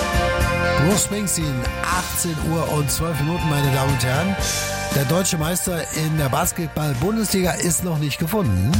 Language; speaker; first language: German; native; German